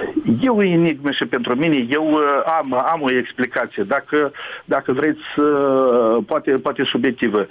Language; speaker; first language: Romanian; native; Romanian